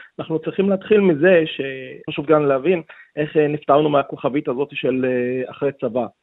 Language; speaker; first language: Hebrew; non-native, local second language; Arabic